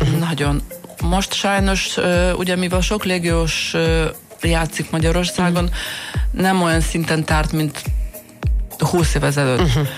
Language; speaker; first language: Hungarian; non-native, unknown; Russian